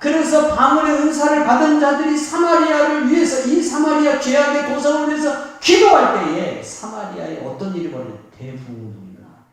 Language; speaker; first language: Korean; native; Korean